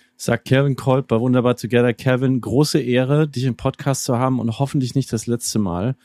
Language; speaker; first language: German; native; German